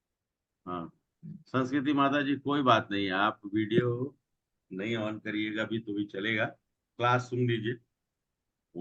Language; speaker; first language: Hindi; native; Hindi